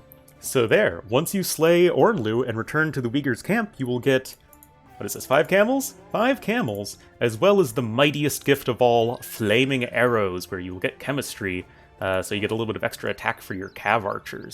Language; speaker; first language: English; native; English